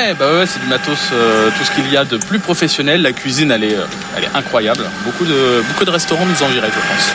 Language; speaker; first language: French; native; French